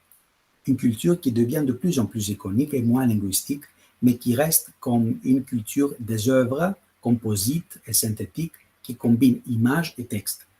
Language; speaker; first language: French; non-native, fluent; Greek